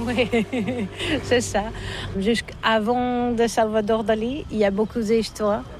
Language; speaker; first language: French; non-native, fluent; Spanish